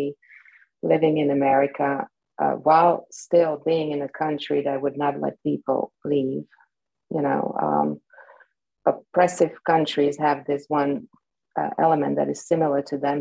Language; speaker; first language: English; non-native, fluent; Slovak